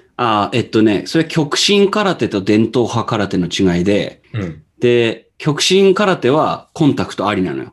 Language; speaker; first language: Japanese; native; Japanese